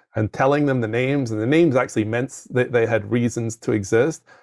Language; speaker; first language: English; native; English